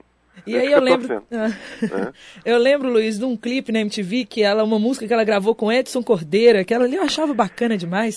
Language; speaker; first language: Portuguese; native; Portuguese